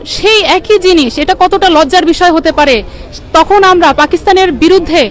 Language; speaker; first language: Bangla; native; Bangla